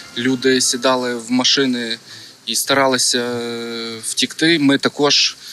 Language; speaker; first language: Ukrainian; non-native, local second language; Russian